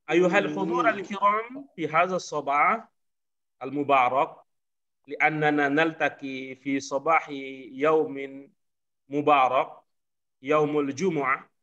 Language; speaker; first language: Arabic; non-native, fluent; Indonesian